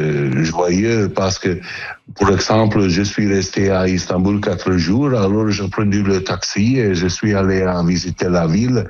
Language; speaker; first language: French; non-native, learner; Italian